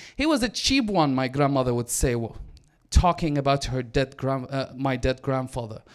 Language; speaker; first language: English; non-native, fluent; Arabic